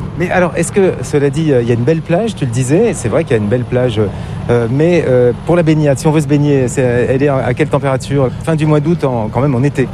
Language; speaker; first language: French; native; French